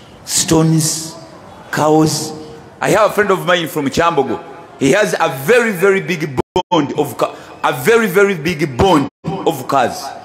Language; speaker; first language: English; non-native, local second language; Ganda